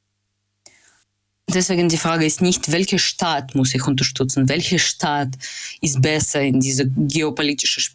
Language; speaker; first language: German; non-native, fluent; Russian